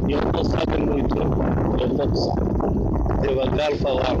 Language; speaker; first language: Portuguese; non-native, learner; Bulgarian